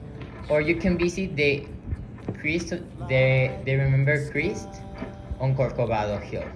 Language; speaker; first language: English; non-native, learner; Spanish